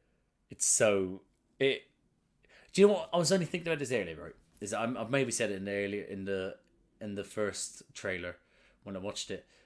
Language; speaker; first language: English; native; English